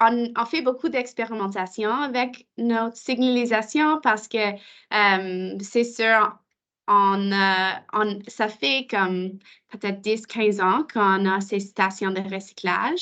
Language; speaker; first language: French; non-native, local second language; English